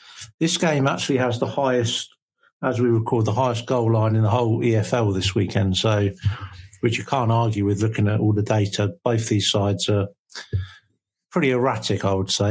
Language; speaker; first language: English; native; English